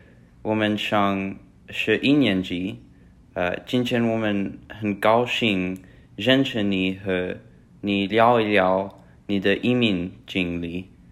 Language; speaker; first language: Chinese; non-native, learner; English